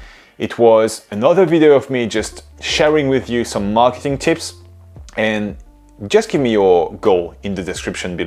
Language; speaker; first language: English; non-native, fluent; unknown